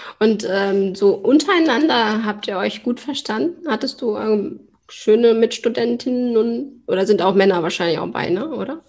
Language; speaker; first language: German; native; German